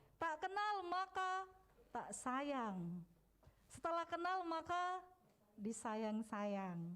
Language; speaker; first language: Indonesian; non-native, local second language; Batak Toba